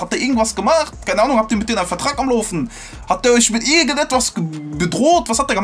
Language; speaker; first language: German; native; German